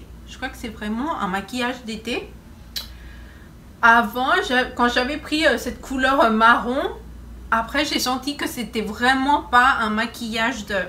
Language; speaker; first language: French; non-native, fluent; Spanish